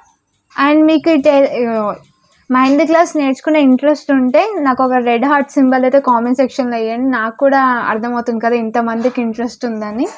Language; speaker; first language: Telugu; native; Telugu